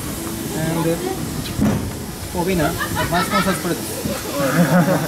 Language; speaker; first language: English; non-native, learner; Japanese